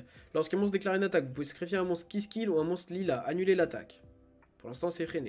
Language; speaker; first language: French; native; French